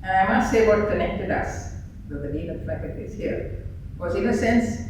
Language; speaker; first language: English; non-native, local second language; Sinhala